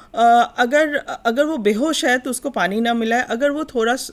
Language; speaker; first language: Hindi; non-native, local second language; Bangla